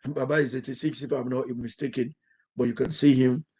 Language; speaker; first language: English; non-native, local second language; Yoruba